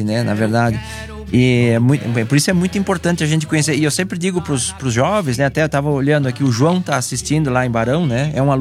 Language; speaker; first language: Portuguese; native; Portuguese